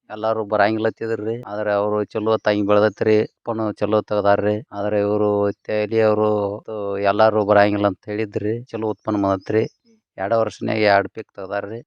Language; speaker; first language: Kannada; native; Kannada